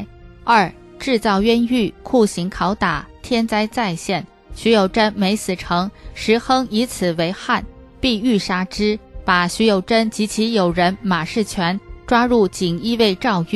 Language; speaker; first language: Chinese; native; Chinese